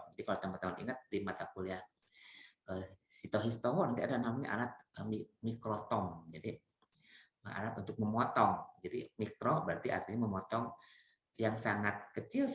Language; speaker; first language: Indonesian; native; Indonesian